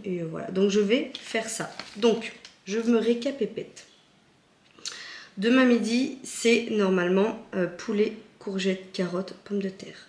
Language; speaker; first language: French; native; French